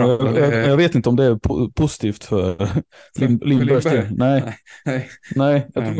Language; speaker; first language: Swedish; native; Swedish